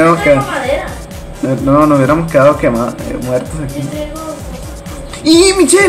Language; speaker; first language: Spanish; native; Spanish